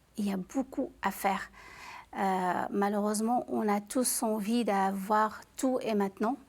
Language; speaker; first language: French; non-native, local second language; Arabic